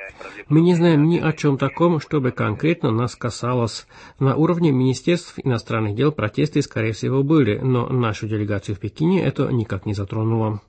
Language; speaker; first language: Russian; native; Russian